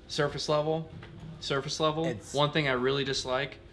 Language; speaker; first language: English; native; English